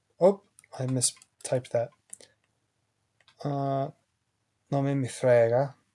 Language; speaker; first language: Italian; non-native, learner; English